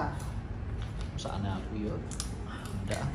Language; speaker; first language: Indonesian; non-native, local second language; Javanese